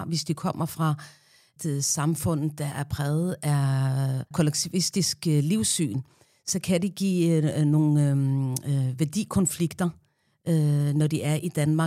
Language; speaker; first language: Danish; non-native, fluent; Arabic